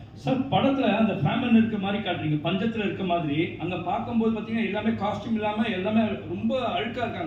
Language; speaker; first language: Tamil; native; Tamil